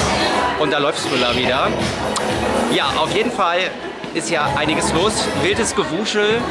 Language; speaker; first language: German; native; German